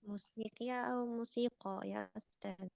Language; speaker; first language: Arabic; non-native, learner; Indonesian